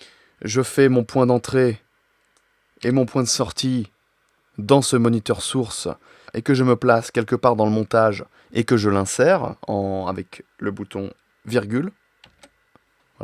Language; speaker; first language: French; native; French